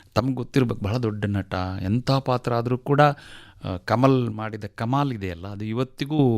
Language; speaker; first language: Kannada; native; Kannada